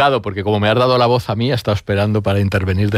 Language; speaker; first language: Spanish; native; Spanish